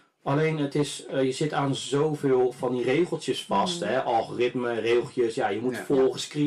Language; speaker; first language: Dutch; native; Dutch